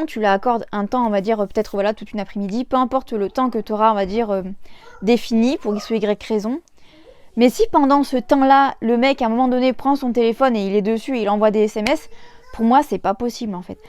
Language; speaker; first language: French; native; French